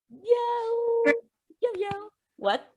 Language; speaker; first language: English; non-native, learner; Vietnamese